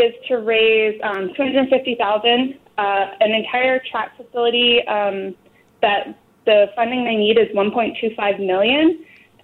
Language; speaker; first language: English; native; English